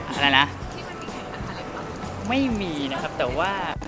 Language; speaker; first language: Thai; native; Thai